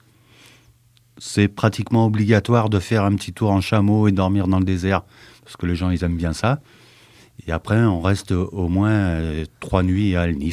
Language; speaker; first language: French; native; French